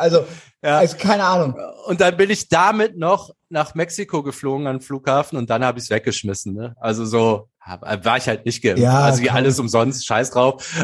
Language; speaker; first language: German; native; German